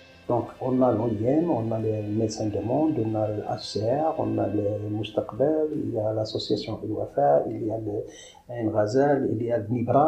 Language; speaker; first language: French; non-native, local second language; Arabic